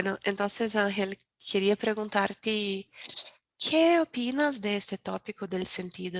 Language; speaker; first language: Spanish; non-native, learner; Portuguese